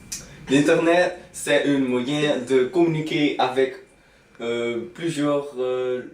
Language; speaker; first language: French; non-native, learner; Dutch